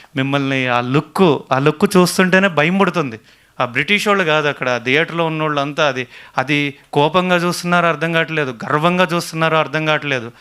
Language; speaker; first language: Telugu; native; Telugu